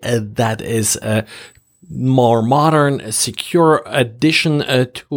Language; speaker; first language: English; non-native, fluent; German